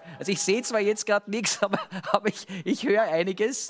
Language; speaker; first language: German; native; German